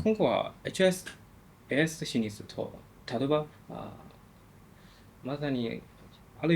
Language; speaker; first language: Japanese; non-native, learner; Chinese